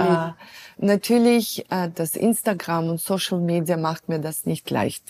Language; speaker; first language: German; non-native, fluent; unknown